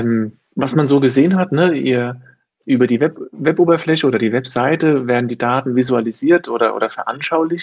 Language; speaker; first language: German; native; German